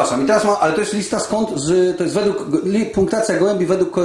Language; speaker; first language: Polish; native; Polish